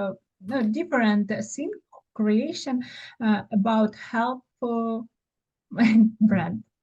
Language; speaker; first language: English; non-native, learner; Ukrainian